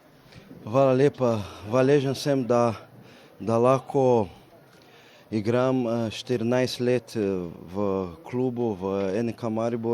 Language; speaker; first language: Slovenian; non-native, learner; Portuguese